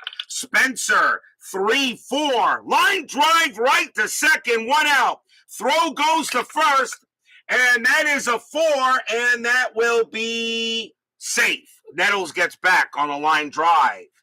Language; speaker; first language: English; native; English